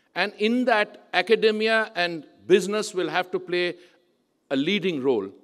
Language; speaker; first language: English; non-native, local second language; Punjabi